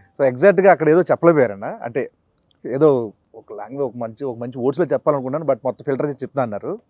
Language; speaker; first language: Telugu; native; Telugu